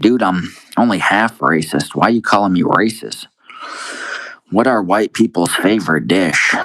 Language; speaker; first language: English; native; English